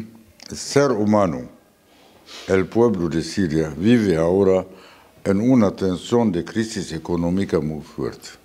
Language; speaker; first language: Spanish; non-native, fluent; Arabic